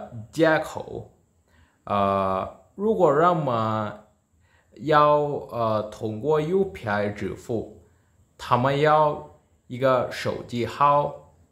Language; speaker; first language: Chinese; non-native, learner; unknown